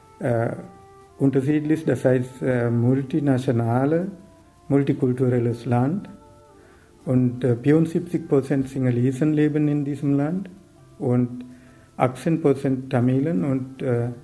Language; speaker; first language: German; non-native, learner; Sinhala